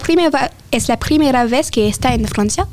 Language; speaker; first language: Spanish; non-native, learner; French